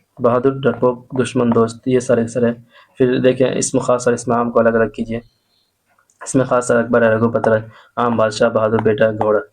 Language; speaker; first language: Urdu; native; Urdu